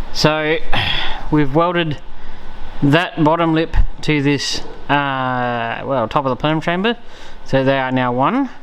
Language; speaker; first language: English; native; English